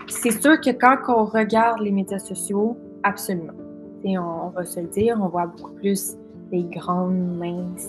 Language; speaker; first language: French; native; French